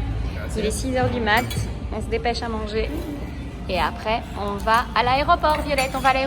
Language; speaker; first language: French; native; French